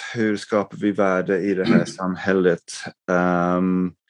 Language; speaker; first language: Swedish; non-native, fluent; English